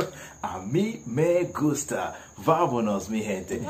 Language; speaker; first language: Spanish; non-native, learner; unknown